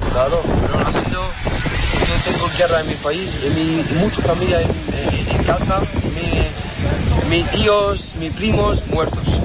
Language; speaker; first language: Spanish; non-native, learner; Arabic